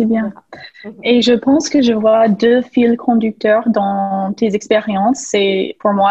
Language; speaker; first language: French; non-native, fluent; English